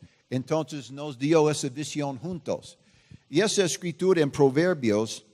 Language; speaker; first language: Spanish; non-native, fluent; English